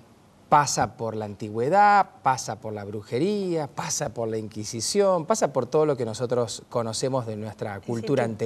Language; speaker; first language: Spanish; native; Spanish